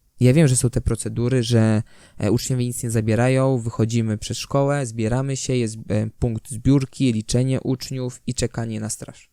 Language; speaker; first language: Polish; native; Polish